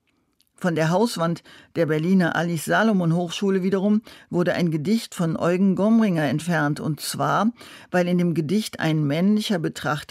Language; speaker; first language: German; native; German